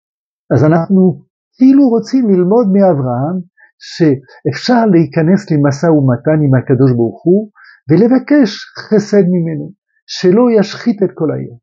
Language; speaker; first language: Hebrew; non-native, fluent; French